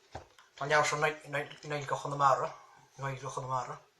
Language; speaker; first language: Irish; native; Irish